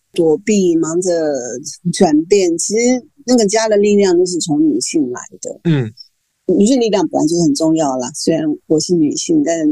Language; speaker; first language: Chinese; non-native, local second language; Min Nan Chinese